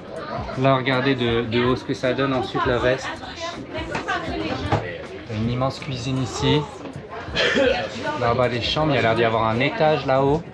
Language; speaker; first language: French; native; French